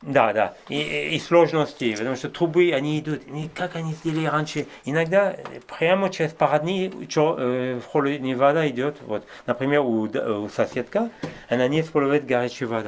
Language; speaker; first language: Russian; non-native, learner; French